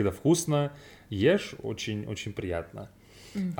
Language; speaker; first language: Russian; non-native, learner; English